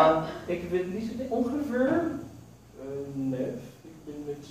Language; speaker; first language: Dutch; non-native, learner; Portuguese